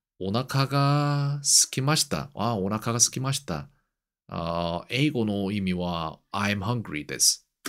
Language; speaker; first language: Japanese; non-native, learner; Korean